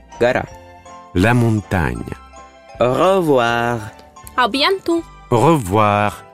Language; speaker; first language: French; non-native, fluent; Russian